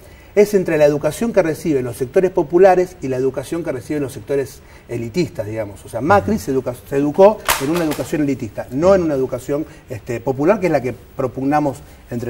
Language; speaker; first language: Spanish; native; Spanish